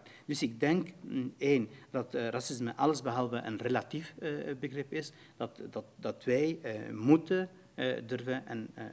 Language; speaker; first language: Dutch; non-native, fluent; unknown